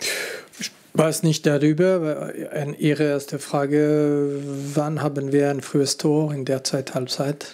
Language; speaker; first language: German; non-native, local second language; French